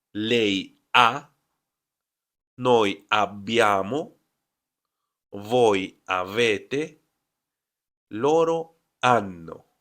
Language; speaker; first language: Italian; non-native, fluent; Spanish